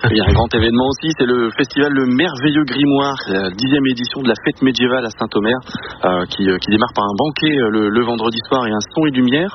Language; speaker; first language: French; native; French